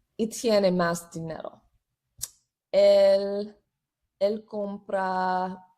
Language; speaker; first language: Spanish; non-native, learner; English